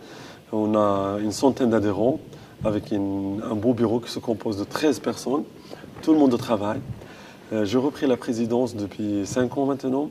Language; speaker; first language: French; non-native, local second language; Arabic